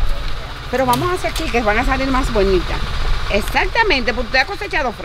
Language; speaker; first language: Spanish; native; Spanish